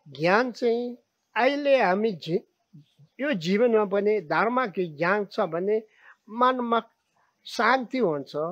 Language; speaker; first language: Nepali; non-native, local second language; Tibetan